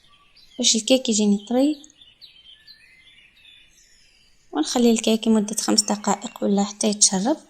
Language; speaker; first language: Arabic; native; Arabic